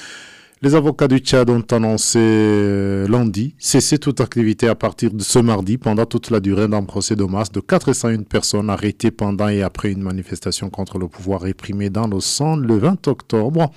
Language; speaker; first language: French; non-native, local second language; Rundi